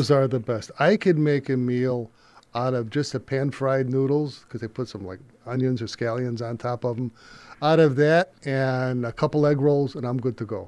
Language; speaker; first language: English; native; English